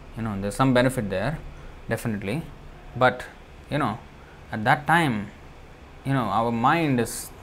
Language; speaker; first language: English; non-native, local second language; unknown